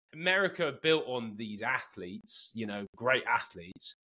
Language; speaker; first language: English; native; English